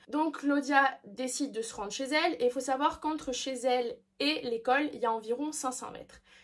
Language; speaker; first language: French; early bilingual, other home language; Portuguese